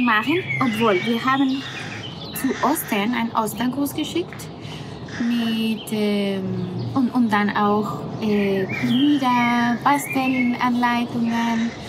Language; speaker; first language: German; non-native, fluent; Spanish